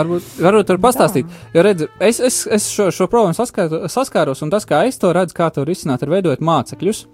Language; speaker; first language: Latvian; native; Latvian